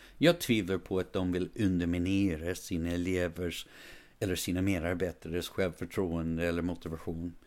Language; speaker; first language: Swedish; non-native, fluent; English